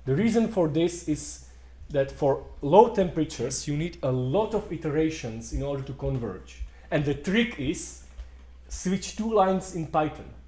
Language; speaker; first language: English; non-native, fluent; Czech